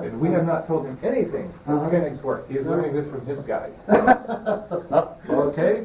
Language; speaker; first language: English; native; English